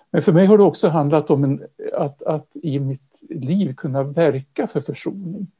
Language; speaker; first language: Swedish; native; Swedish